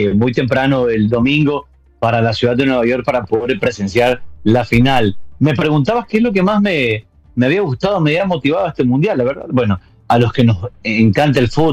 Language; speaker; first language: Spanish; native; Spanish